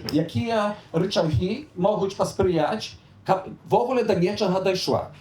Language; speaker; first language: Polish; non-native, local second language; Belarusian